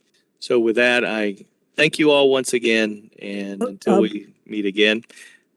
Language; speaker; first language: English; native; English